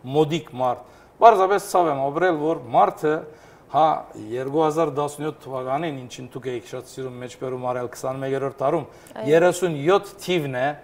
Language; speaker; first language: Armenian; early bilingual, heritage; Armenian